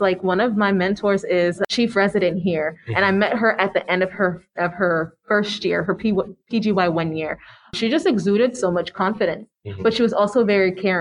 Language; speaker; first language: English; native; English